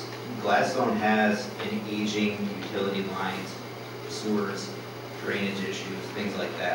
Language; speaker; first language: English; native; English